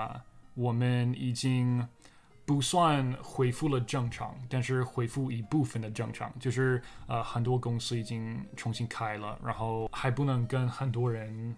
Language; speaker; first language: Chinese; non-native, fluent; English